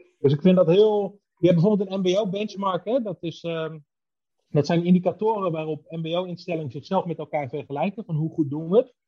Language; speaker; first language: Dutch; native; Dutch